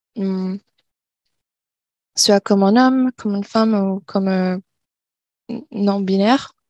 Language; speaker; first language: French; non-native, learner; Portuguese